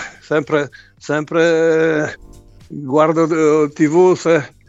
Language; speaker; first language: Italian; non-native, learner; Polish